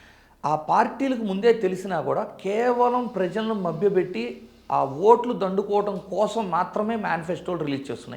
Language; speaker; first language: Telugu; native; Telugu